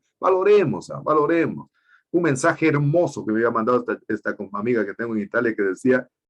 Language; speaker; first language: Spanish; native; Spanish